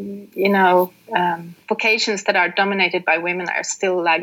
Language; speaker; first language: English; non-native, fluent; Norwegian